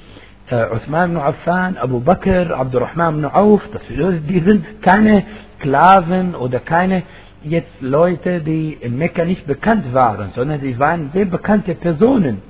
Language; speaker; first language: German; non-native, fluent; Arabic